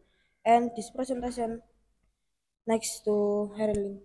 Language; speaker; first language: English; non-native, learner; Indonesian